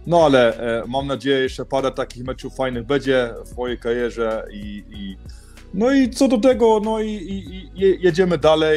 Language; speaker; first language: Polish; early bilingual, heritage; Polish